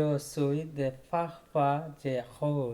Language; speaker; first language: French; non-native, learner; Bangla